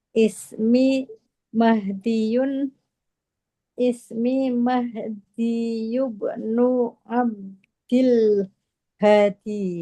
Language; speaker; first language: Arabic; non-native, learner; Indonesian